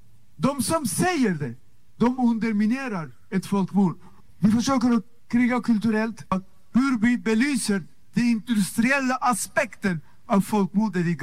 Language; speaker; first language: Swedish; non-native, fluent; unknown